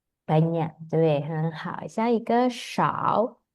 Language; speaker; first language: Chinese; non-native, fluent; Indonesian